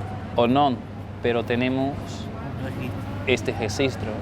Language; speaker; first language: Spanish; non-native, fluent; Portuguese